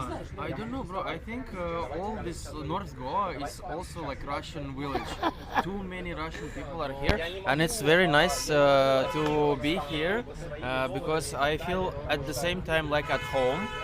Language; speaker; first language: English; non-native, learner; Russian